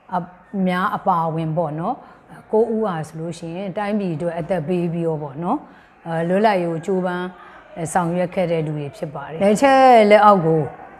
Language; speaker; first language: Burmese; native; Burmese